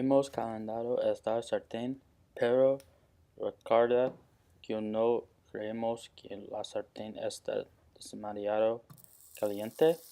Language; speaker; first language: Spanish; non-native, learner; English